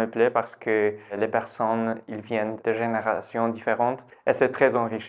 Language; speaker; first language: French; non-native, fluent; Polish